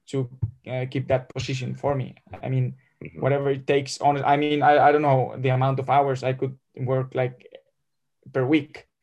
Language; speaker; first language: English; non-native, fluent; Spanish